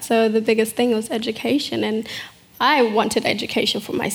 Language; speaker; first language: English; early bilingual, other home language; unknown